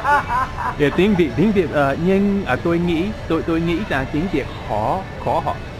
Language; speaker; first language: Vietnamese; non-native, learner; English